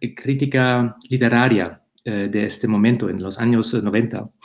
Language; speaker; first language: Spanish; non-native, fluent; German